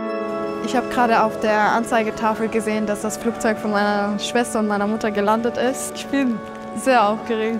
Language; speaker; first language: German; early bilingual, other home language; Kurdish